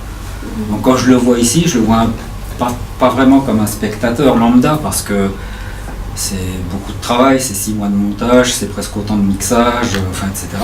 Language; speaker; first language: French; native; French